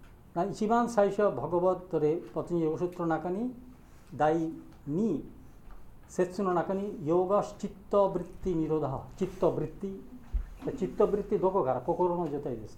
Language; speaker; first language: Japanese; non-native, learner; Bangla